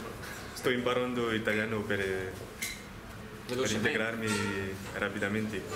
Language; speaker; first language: Italian; non-native, learner; French